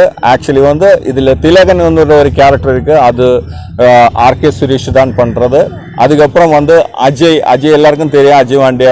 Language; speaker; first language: Tamil; non-native, learner; Malayalam